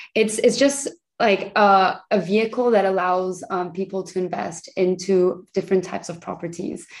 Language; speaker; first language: English; early bilingual, other home language; Spanish